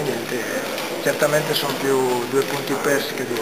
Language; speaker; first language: Italian; native; Italian